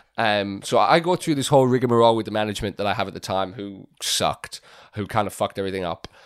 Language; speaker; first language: English; native; English